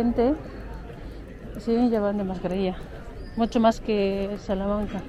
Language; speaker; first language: Spanish; non-native, learner; Filipino